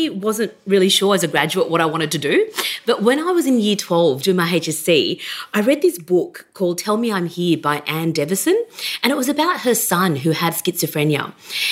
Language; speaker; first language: English; native; English